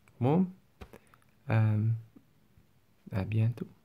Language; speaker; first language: French; non-native, learner; English